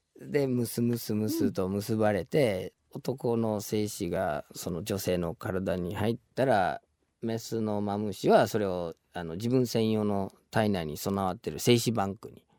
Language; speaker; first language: Japanese; non-native, fluent; English